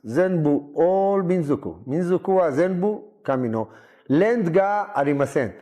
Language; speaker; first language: Japanese; non-native, learner; Hebrew